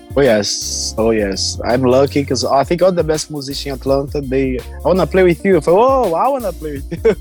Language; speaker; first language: English; non-native, learner; Portuguese